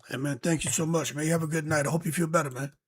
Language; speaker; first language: English; native; English